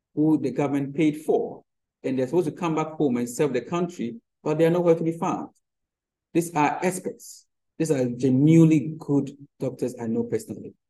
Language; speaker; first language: English; non-native, local second language; Akan